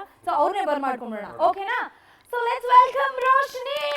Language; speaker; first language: Kannada; native; Kannada